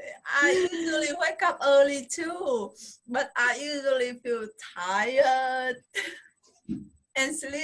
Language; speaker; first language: English; non-native, fluent; Vietnamese